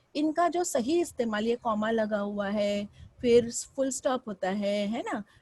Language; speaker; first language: Hindi; non-native, local second language; Marathi